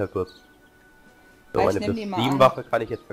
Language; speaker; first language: German; native; German